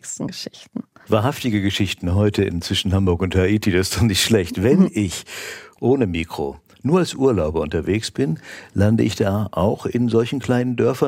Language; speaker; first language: German; native; German